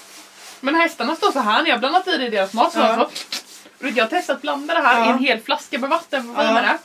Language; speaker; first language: Swedish; native; Swedish